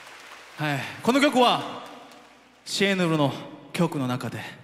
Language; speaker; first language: Japanese; non-native, fluent; Korean